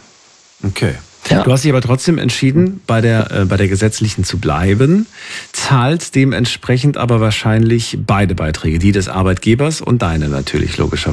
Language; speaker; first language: German; native; German